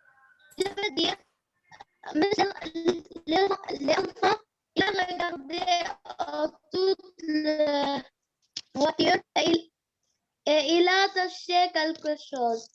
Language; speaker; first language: French; non-native, learner; Arabic